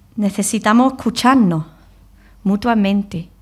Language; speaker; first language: Spanish; non-native, fluent; English